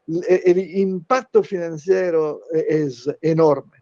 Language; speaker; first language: Spanish; non-native, learner; Italian